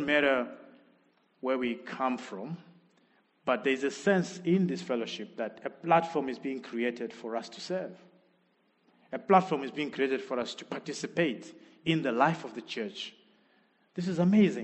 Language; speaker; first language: English; non-native, local second language; Shona